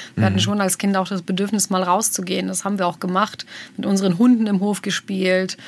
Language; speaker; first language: German; early bilingual, other home language; Bosnian